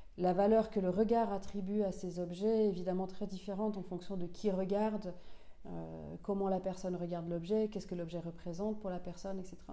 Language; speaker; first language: French; non-native, local second language; Finnish